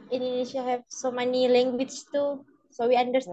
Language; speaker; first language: English; non-native, learner; Indonesian